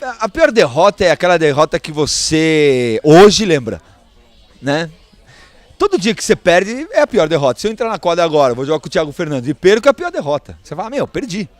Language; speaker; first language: Portuguese; early bilingual, other home language; Spanish